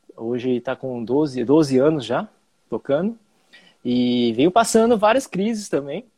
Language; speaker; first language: Portuguese; early bilingual, other home language; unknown